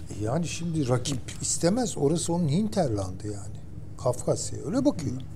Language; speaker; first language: Turkish; native; Turkish